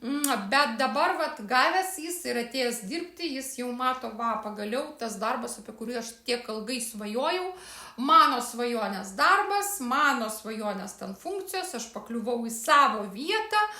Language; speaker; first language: Lithuanian; native; Lithuanian